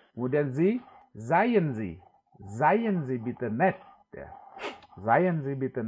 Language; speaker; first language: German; non-native, fluent; Indonesian